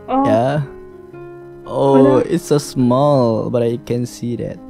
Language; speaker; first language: English; non-native, learner; Indonesian